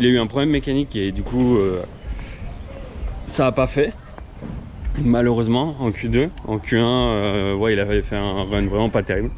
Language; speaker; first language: French; native; French